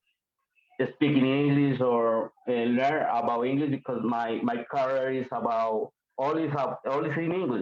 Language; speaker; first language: English; non-native, learner; Spanish